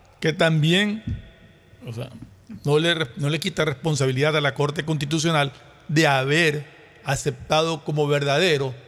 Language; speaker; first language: Spanish; native; Spanish